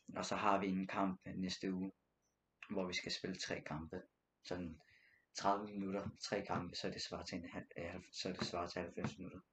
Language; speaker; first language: Danish; early bilingual, other home language; Nepali